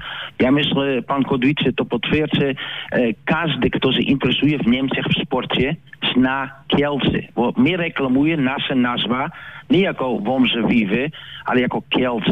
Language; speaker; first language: Polish; non-native, learner; Dutch